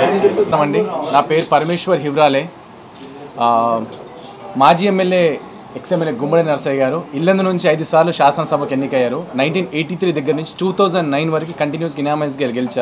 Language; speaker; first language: Telugu; native; Telugu